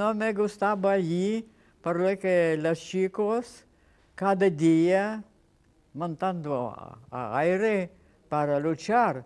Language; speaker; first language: Spanish; non-native, fluent; Russian